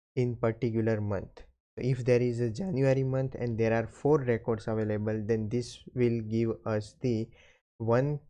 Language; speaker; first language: English; non-native, local second language; Gujarati